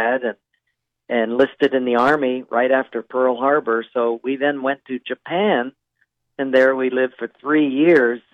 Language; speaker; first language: English; non-native, local second language; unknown